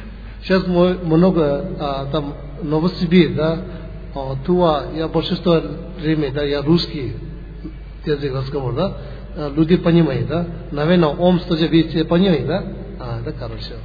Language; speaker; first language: Russian; non-native, learner; Tibetan